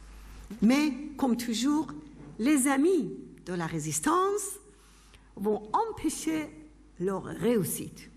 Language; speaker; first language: French; non-native, fluent; Persian